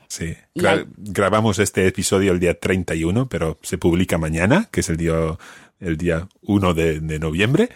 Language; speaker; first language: Spanish; non-native, fluent; English